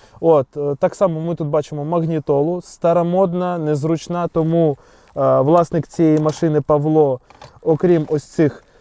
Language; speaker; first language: Ukrainian; non-native, local second language; Russian